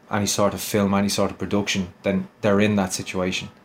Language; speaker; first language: English; native; English